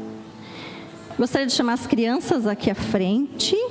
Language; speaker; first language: Portuguese; native; Portuguese